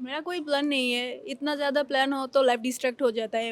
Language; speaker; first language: Hindi; non-native, learner; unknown